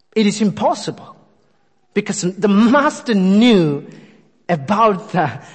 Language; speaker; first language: English; non-native, local second language; Malayalam